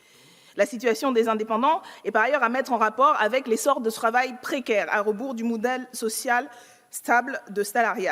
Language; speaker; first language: French; native; French